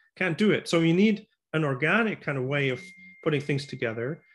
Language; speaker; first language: English; non-native, fluent; German